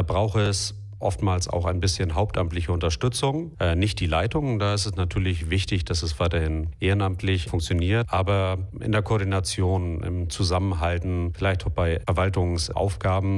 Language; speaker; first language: German; native; German